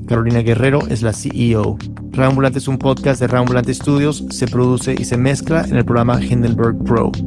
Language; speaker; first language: Spanish; early bilingual, heritage; Spanish